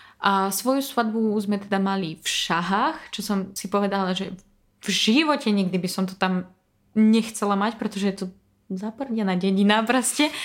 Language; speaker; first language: Slovak; non-native, fluent; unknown